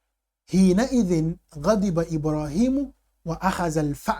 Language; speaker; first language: Arabic; non-native, fluent; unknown